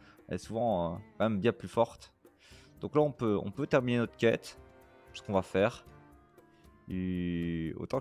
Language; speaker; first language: French; native; French